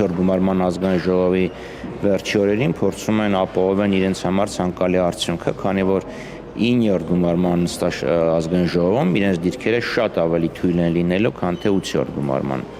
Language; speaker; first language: Armenian; native; Armenian